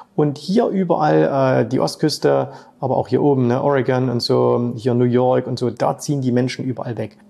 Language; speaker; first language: German; native; German